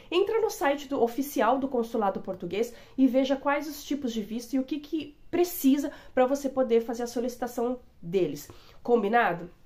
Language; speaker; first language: Portuguese; native; Portuguese